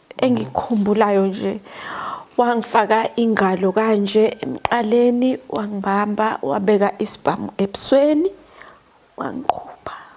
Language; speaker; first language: Zulu; native; Zulu